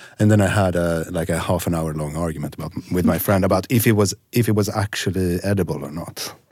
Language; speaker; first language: English; non-native, fluent; Swedish